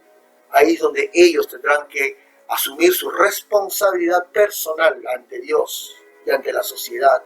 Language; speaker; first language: Spanish; native; Spanish